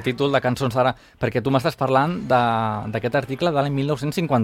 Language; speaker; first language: Catalan; native; Catalan